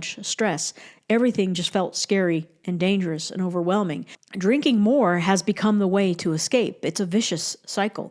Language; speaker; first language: English; native; English